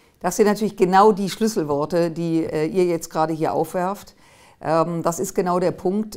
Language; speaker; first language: German; native; German